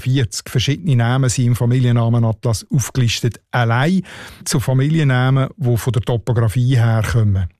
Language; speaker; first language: German; native; German